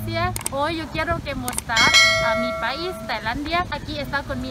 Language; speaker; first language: Spanish; non-native, learner; Thai